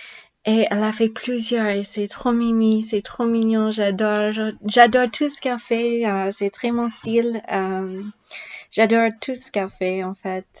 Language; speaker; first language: French; non-native, learner; English